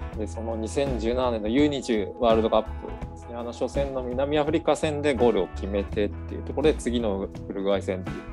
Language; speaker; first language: Japanese; native; Japanese